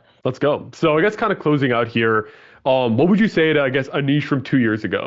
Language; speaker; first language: English; native; English